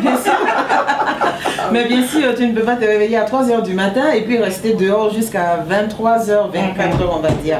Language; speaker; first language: French; native; French